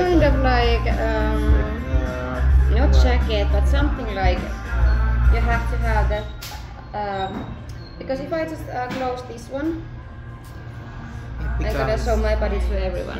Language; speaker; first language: English; non-native, learner; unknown